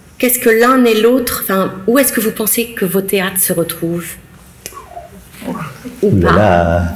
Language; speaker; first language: French; native; French